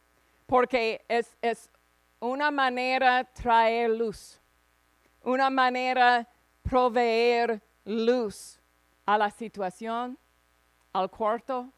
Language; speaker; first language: Spanish; non-native, fluent; English